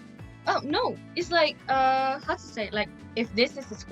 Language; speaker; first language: English; non-native, local second language; Chinese